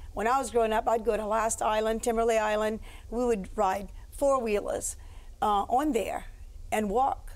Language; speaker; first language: English; early bilingual, other home language; French